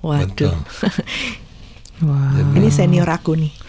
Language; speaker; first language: Indonesian; native; Indonesian